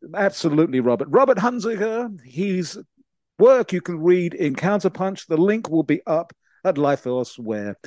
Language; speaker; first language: English; native; English